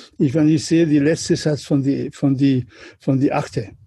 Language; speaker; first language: German; non-native, learner; Catalan